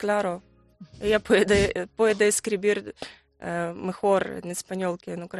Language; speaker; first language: Spanish; non-native, learner; Ukrainian